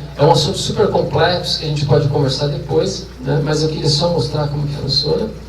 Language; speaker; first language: Portuguese; native; Portuguese